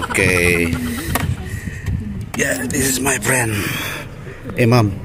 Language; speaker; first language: English; non-native, local second language; Filipino